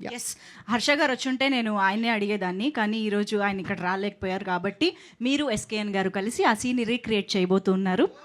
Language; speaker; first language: Telugu; native; Telugu